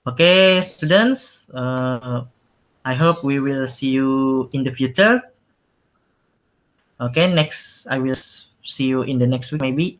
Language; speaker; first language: English; non-native, local second language; Indonesian